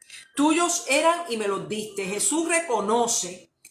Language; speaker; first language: Spanish; native; Spanish